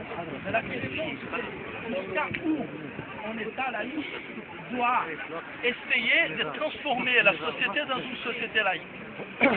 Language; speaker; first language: French; non-native, fluent; Portuguese